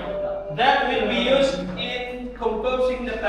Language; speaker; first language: English; non-native, fluent; Indonesian